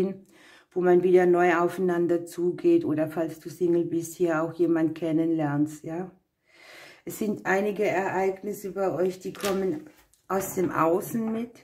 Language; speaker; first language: German; native; German